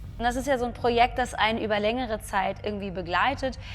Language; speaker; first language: German; native; German